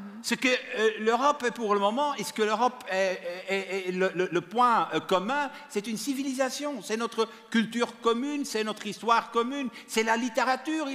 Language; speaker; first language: French; non-native, local second language; Dutch